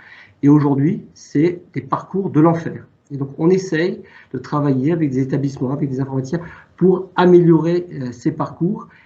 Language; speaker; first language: French; native; French